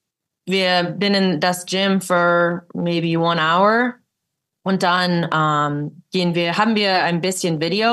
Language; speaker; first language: German; early bilingual, heritage; English